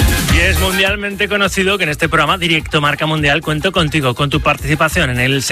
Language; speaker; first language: Spanish; native; Spanish